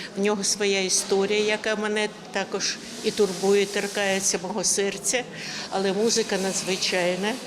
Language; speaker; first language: Ukrainian; non-native, local second language; Russian